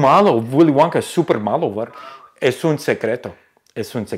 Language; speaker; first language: Spanish; non-native, fluent; English